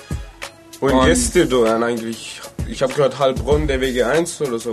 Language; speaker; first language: German; native; German